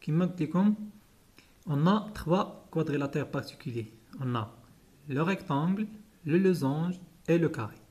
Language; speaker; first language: French; non-native, local second language; Arabic